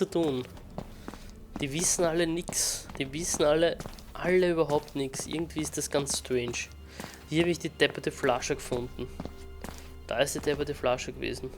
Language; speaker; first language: German; native; German